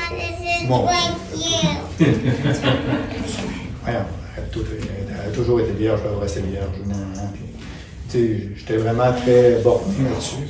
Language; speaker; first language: French; native; French